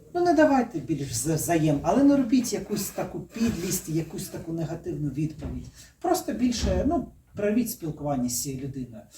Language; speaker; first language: Ukrainian; native; Ukrainian